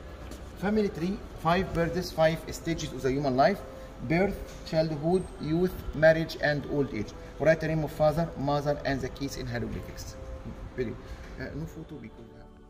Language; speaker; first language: English; non-native, learner; Arabic